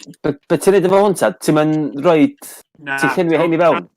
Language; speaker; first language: Welsh; native; Welsh